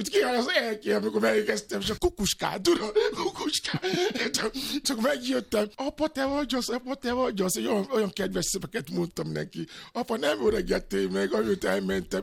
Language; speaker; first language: Hungarian; non-native, learner; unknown